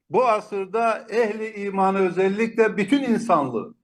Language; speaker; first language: Turkish; native; Turkish